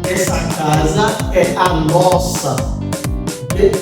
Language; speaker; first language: Portuguese; non-native, fluent; Haitian Creole